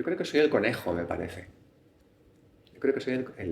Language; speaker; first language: Spanish; native; Spanish